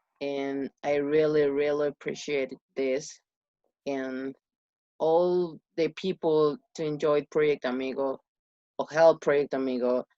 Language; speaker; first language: English; non-native, learner; Spanish